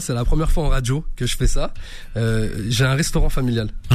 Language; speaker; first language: French; early bilingual, other home language; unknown